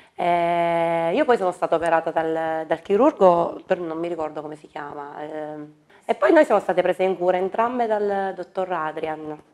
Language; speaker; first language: Italian; native; Italian